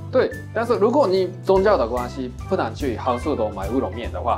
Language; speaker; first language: Chinese; non-native, fluent; Japanese